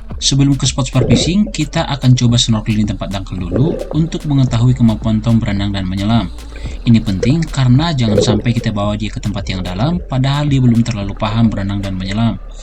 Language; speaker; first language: Indonesian; native; Indonesian